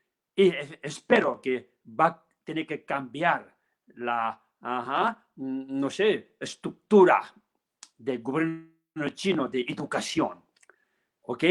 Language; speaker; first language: Spanish; non-native, learner; Tibetan